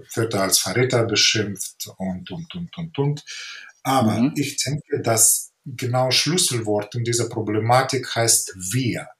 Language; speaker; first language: German; non-native, fluent; Ukrainian